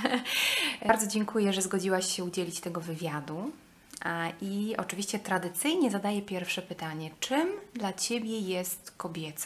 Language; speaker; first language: Polish; native; Polish